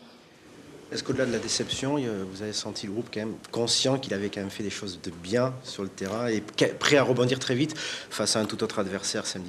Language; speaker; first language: French; native; French